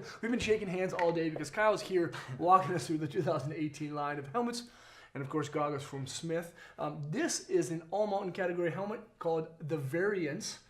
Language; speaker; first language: English; native; English